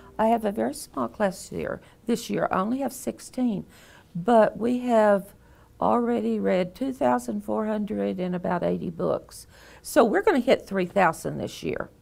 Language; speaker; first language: English; native; English